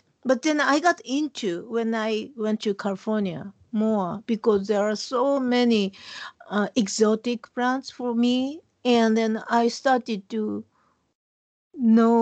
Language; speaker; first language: English; non-native, fluent; Japanese